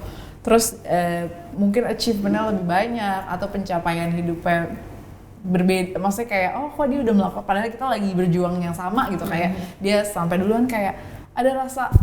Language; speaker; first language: Indonesian; native; Indonesian